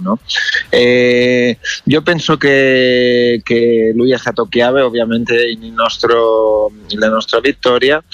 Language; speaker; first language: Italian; non-native, learner; Spanish